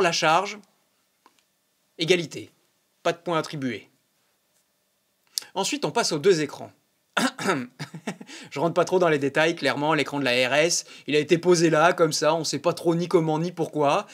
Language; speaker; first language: French; native; French